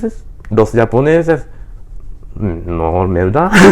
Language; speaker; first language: Spanish; non-native, learner; Japanese